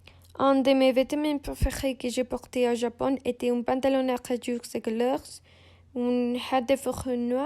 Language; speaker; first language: French; non-native, learner; Spanish